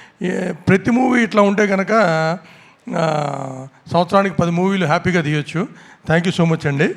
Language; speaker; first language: Telugu; native; Telugu